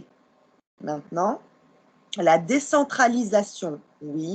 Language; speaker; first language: French; non-native, local second language; Arabic